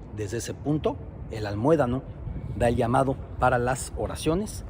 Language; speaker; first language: Spanish; native; Spanish